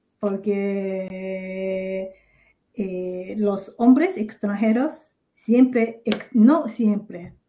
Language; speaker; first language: Spanish; non-native, learner; Japanese